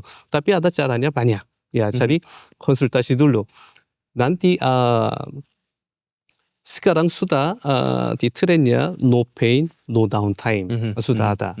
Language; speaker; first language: Indonesian; non-native, learner; Korean